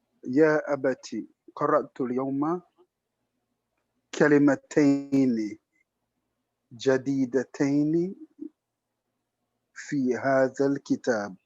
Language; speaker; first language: Arabic; non-native, learner; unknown